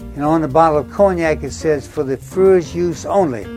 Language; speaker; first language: English; native; English